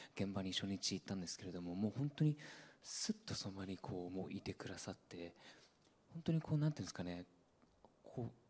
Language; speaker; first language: Japanese; early bilingual, other home language; Burmese